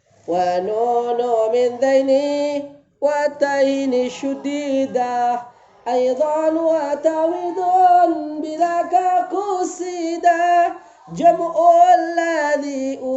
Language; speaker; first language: Arabic; non-native, fluent; Indonesian